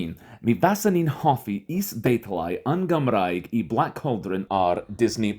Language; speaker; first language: Welsh; non-native, fluent; English